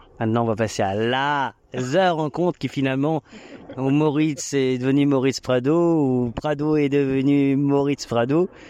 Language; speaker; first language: French; native; French